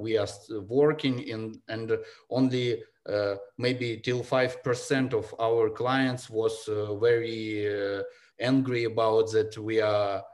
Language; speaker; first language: English; non-native, learner; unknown